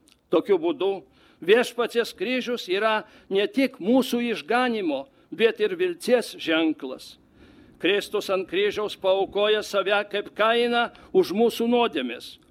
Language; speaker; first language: Lithuanian; non-native, fluent; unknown